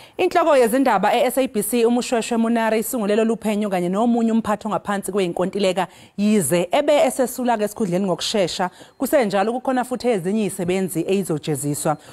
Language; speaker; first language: Zulu; non-native, local second language; Xhosa